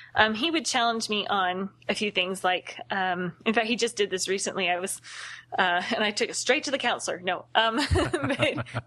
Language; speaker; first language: English; native; English